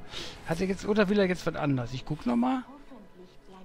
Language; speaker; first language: German; native; German